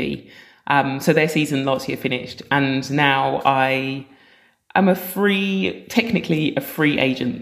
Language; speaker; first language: English; native; English